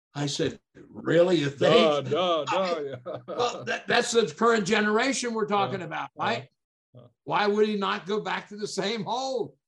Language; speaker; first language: English; native; English